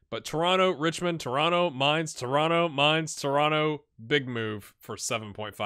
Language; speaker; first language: English; native; English